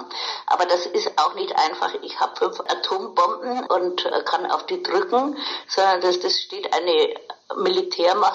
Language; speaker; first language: German; native; German